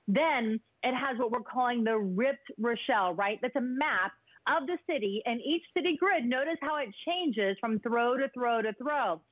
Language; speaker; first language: English; native; English